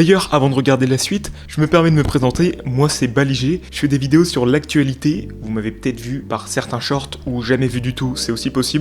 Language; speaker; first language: French; native; French